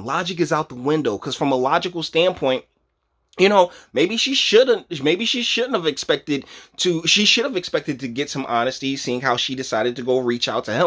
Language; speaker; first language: English; native; English